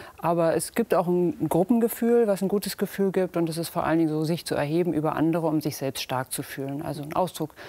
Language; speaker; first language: German; native; German